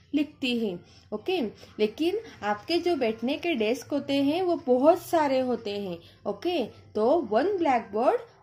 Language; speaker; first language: Hindi; non-native, local second language; Marathi